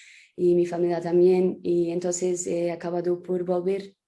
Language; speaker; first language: Spanish; non-native, fluent; Portuguese